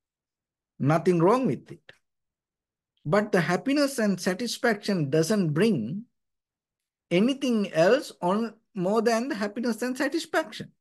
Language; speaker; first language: English; non-native, fluent; Sinhala